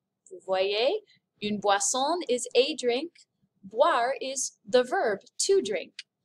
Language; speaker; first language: French; non-native, fluent; English